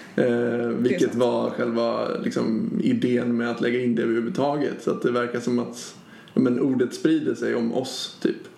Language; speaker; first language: Swedish; native; Swedish